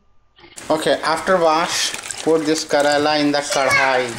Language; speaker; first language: English; non-native, learner; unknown